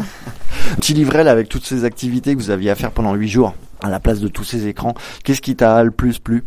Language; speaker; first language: French; native; French